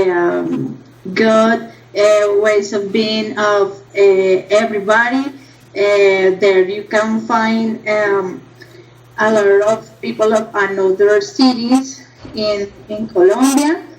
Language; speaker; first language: English; non-native, learner; Spanish